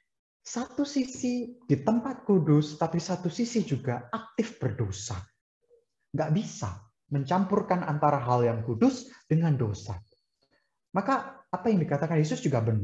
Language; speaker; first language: Indonesian; native; Indonesian